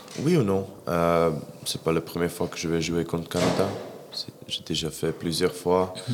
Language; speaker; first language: French; non-native, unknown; English